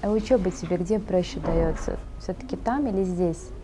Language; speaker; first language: Russian; native; Russian